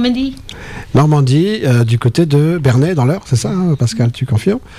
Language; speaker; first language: French; native; French